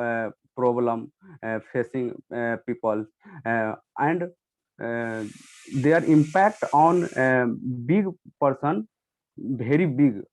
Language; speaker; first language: English; non-native, learner; Hindi